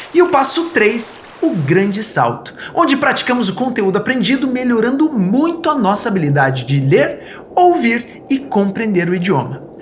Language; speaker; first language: Portuguese; native; Portuguese